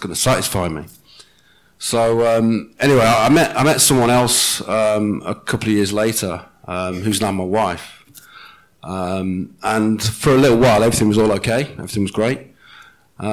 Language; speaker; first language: English; native; English